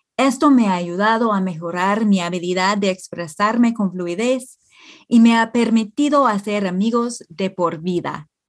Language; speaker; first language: Spanish; non-native, fluent; English